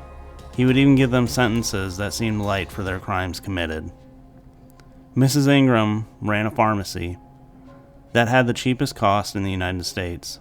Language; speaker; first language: English; native; English